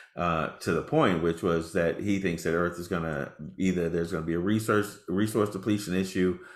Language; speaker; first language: English; native; English